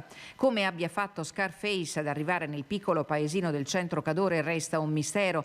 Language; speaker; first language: Italian; native; Italian